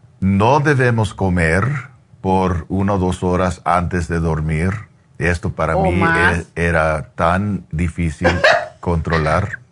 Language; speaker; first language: Spanish; non-native, learner; English